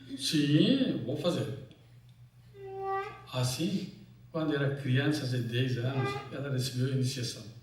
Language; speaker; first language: Portuguese; non-native, fluent; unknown